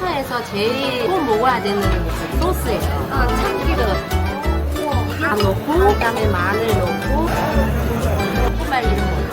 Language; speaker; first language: Korean; non-native, fluent; Chinese